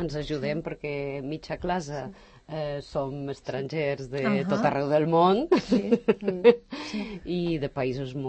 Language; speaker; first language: Catalan; non-native, fluent; Portuguese